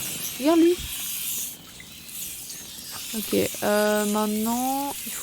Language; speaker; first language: French; native; French